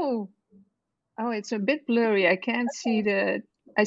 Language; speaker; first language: English; non-native, fluent; Dutch